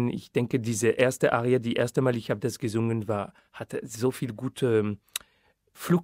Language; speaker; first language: German; non-native, fluent; French